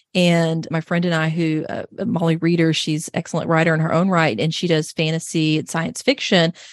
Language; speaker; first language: English; native; English